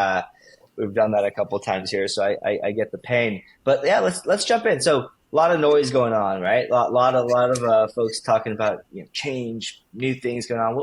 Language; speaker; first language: English; native; English